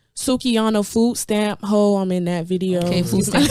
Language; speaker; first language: English; native; English